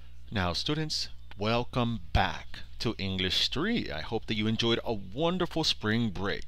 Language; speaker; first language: English; early bilingual, other home language; Spanish